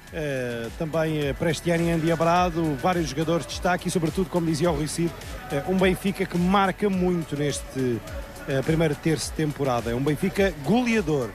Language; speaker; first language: Portuguese; native; Portuguese